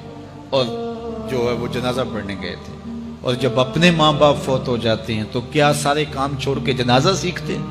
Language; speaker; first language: Urdu; native; Urdu